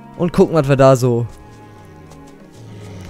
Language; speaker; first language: German; native; German